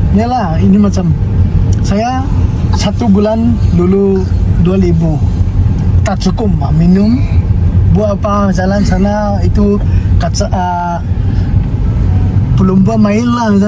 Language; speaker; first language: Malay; non-native, learner; Tedim Chin